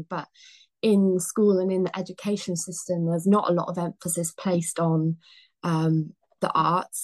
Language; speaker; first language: English; native; English